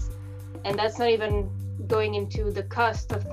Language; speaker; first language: English; non-native, fluent; French